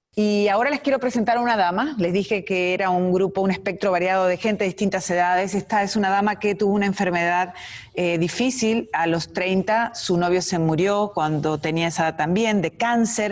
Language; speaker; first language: Spanish; native; Spanish